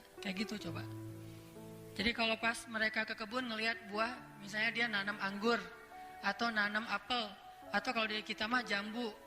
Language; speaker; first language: Indonesian; native; Indonesian